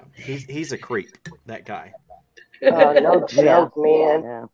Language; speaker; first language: English; native; English